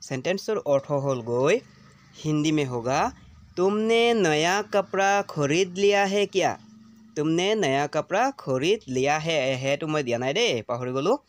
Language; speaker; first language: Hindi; non-native, local second language; Assamese